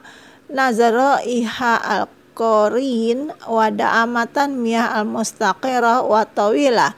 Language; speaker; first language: Arabic; non-native, fluent; Indonesian